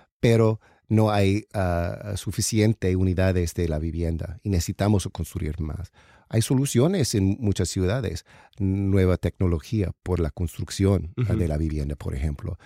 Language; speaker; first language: Spanish; non-native, learner; English